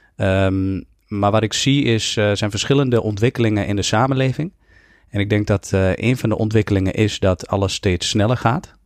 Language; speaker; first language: Dutch; native; Dutch